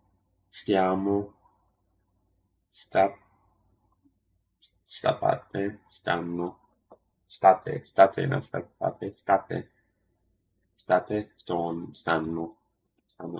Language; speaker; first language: Italian; non-native, learner; English